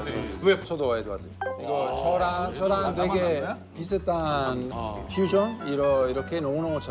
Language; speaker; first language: Korean; non-native, learner; Italian